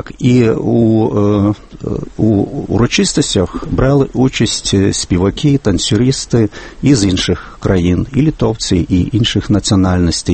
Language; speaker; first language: Ukrainian; non-native, fluent; Lithuanian